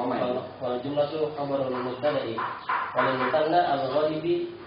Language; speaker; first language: Arabic; non-native, learner; Indonesian